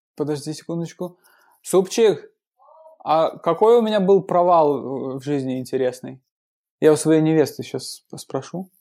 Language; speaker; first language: Russian; native; Russian